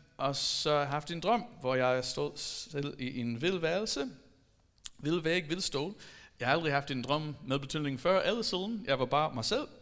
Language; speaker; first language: Danish; non-native, fluent; English